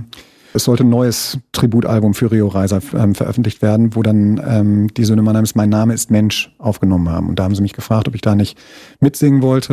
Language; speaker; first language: German; native; German